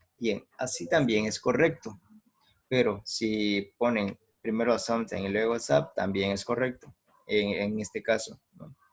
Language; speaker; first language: Spanish; native; Spanish